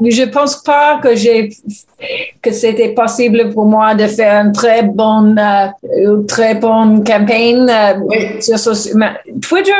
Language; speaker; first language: French; non-native, learner; English